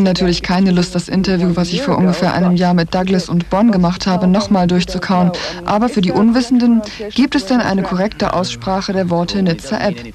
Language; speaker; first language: German; native; German